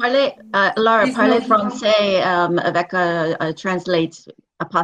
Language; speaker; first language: French; non-native, learner; English